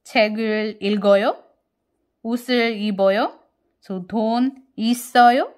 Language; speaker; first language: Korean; non-native, fluent; Filipino